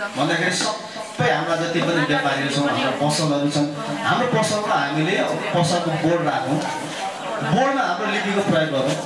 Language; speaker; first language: Nepali; non-native, local second language; Limbu